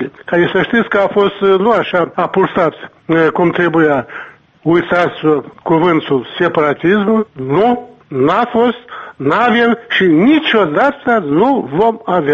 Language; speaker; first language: Romanian; non-native, local second language; Gagauz